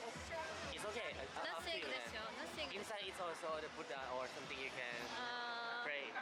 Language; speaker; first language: English; non-native, learner; Chinese